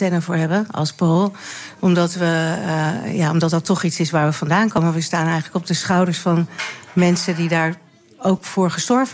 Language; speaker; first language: Dutch; native; Dutch